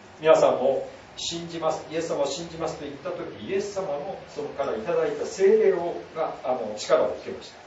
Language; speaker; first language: Japanese; native; Japanese